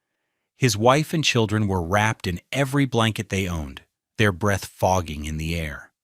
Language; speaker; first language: English; native; English